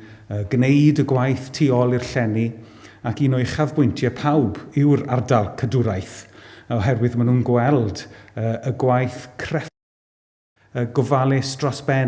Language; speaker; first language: Welsh; native; Welsh